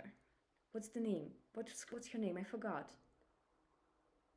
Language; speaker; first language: English; non-native, fluent; Russian